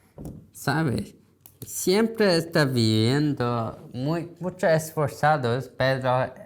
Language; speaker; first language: Spanish; non-native, learner; Korean